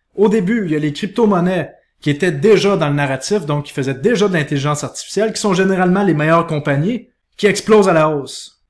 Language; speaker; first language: French; native; French